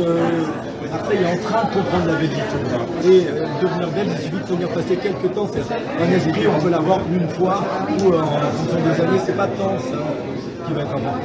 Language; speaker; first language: French; native; French